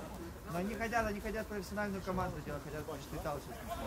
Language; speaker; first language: Russian; native; Russian